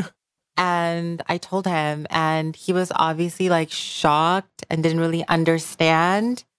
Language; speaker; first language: English; early bilingual, other home language; Bangla